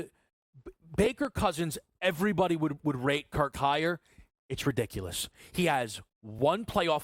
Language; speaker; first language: English; native; English